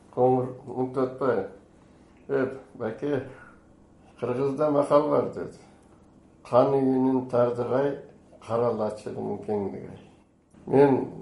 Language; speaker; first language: Kyrgyz; native; Kyrgyz